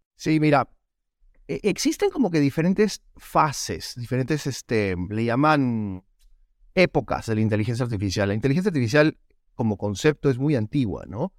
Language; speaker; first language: Spanish; native; Spanish